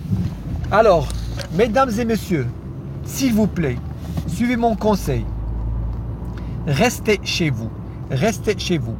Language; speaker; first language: French; non-native, fluent; Arabic